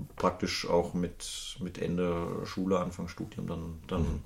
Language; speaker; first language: German; native; German